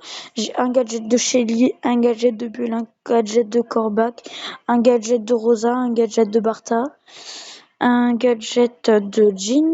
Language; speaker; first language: French; native; French